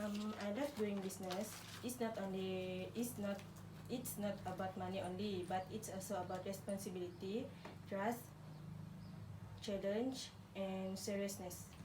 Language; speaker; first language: English; non-native, local second language; Malay